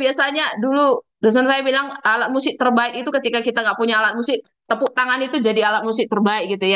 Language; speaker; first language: Indonesian; native; Indonesian